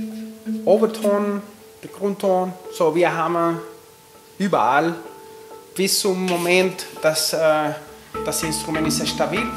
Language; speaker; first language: German; non-native, fluent; Spanish